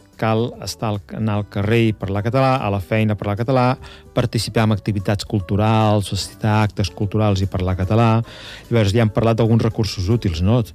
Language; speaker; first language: Catalan; native; Catalan